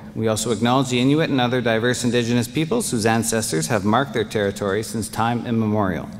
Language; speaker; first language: English; native; English